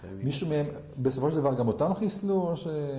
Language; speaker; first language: Hebrew; native; Hebrew